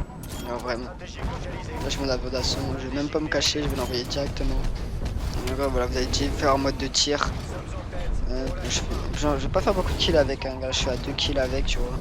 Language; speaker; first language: French; native; French